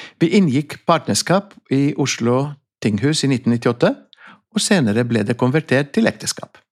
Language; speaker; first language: Norwegian; non-native, fluent; Greek